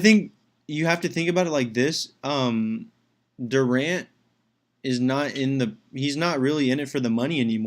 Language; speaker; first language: English; native; English